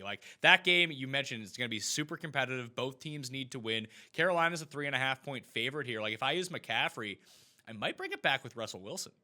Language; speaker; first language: English; native; English